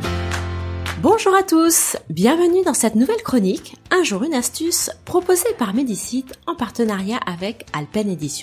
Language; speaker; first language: French; native; French